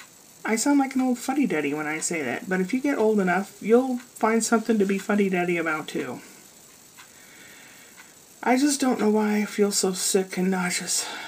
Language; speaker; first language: English; native; English